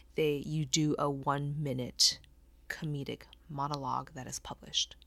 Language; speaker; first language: English; non-native, fluent; Chinese